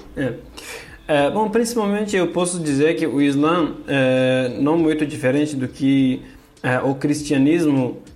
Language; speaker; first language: Portuguese; non-native, fluent; Turkish